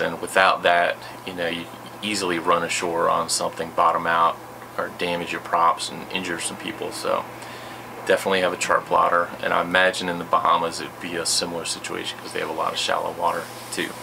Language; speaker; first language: English; native; English